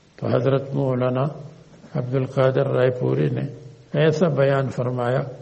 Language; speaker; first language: Urdu; native; Urdu